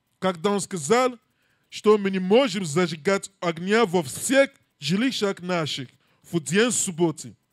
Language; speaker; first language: Russian; non-native, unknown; English